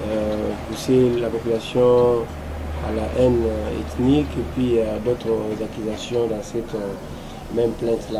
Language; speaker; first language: French; non-native, local second language; Lingala